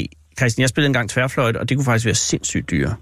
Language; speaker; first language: Danish; native; Danish